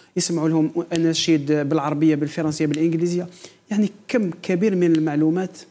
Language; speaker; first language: Arabic; non-native, local second language; Kabyle